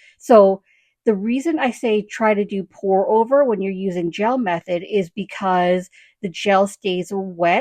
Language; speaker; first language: English; native; English